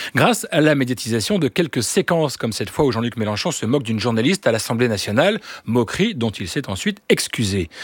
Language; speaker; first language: French; native; French